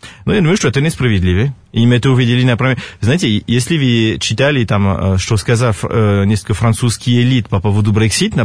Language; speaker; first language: Russian; non-native, fluent; French